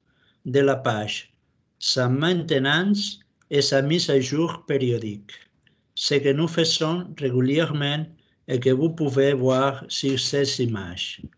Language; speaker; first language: French; non-native, learner; Catalan